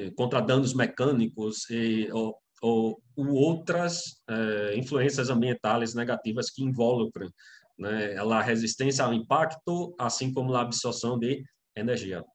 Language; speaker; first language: Spanish; non-native, learner; Portuguese